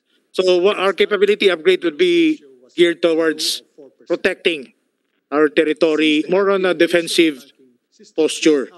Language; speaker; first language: English; non-native, local second language; Filipino